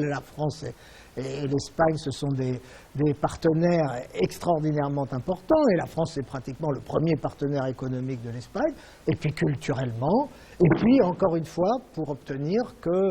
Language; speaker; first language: French; native; French